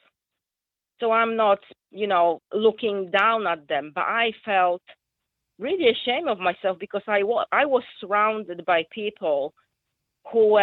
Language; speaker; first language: English; non-native, fluent; Polish